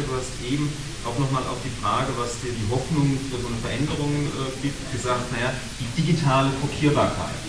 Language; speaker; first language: German; native; German